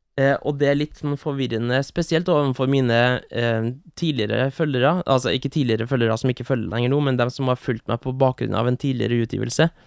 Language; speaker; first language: Norwegian; native; Norwegian